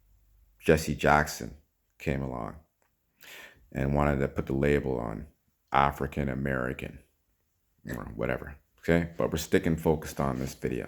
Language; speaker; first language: English; native; English